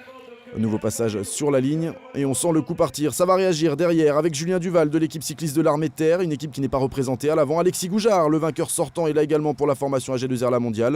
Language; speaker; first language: French; native; French